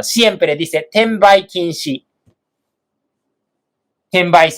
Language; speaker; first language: Spanish; non-native, fluent; Japanese